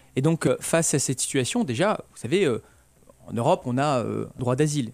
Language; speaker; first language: French; native; French